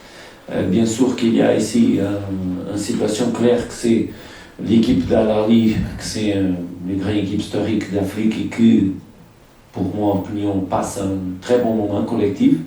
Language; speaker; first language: French; non-native, fluent; Portuguese